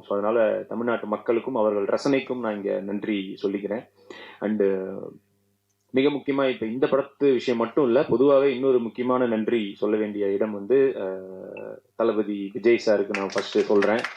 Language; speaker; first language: Tamil; native; Tamil